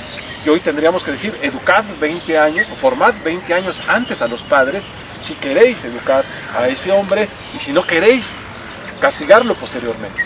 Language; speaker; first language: Spanish; native; Spanish